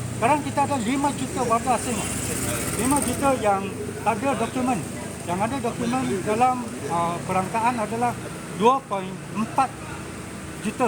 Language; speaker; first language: Malay; native; Malay